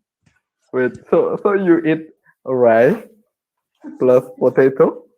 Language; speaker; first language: English; non-native, learner; Indonesian